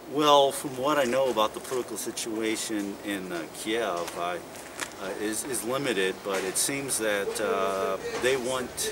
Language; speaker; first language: English; native; English